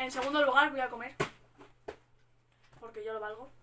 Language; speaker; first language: Spanish; native; Spanish